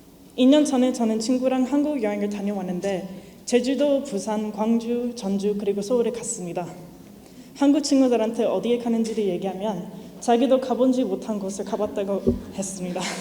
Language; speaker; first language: Korean; non-native, fluent; English